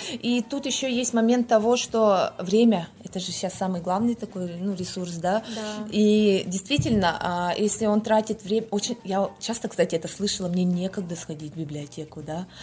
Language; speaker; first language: Russian; non-native, local second language; Yakut